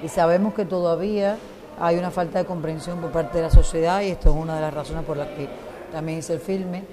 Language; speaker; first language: Spanish; native; Spanish